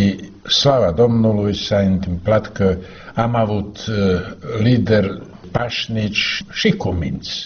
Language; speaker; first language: Romanian; non-native, fluent; Slovak